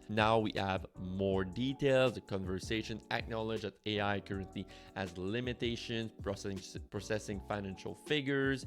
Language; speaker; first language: English; non-native, fluent; French